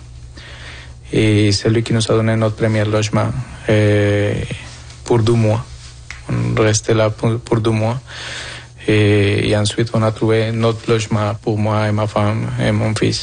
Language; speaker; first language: French; non-native, fluent; Spanish